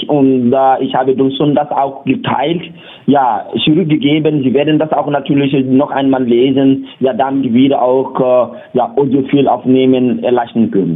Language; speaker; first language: German; non-native, learner; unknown